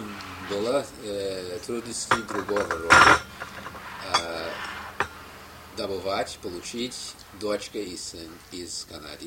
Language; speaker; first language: Russian; non-native, fluent; English